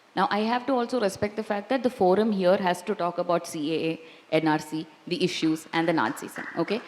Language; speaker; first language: English; non-native, local second language; Malayalam